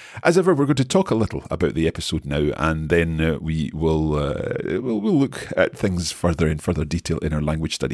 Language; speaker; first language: English; native; English